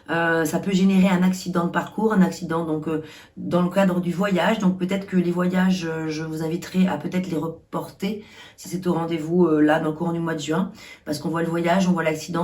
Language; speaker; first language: French; native; French